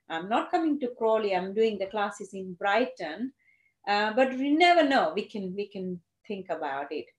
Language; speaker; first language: English; non-native, local second language; Gujarati